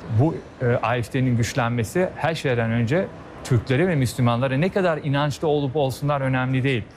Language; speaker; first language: Turkish; early bilingual, heritage; Turkish